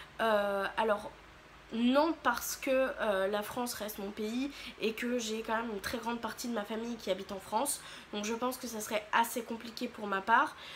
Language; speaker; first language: French; native; French